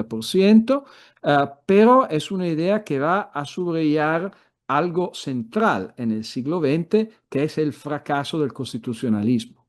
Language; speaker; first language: Spanish; non-native, fluent; Italian